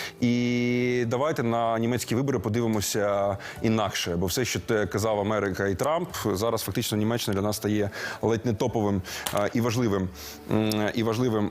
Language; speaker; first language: Ukrainian; native; Ukrainian